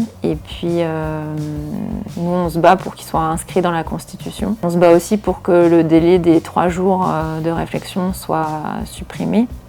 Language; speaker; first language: French; native; French